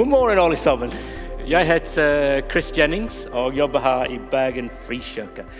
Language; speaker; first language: Norwegian; non-native, fluent; English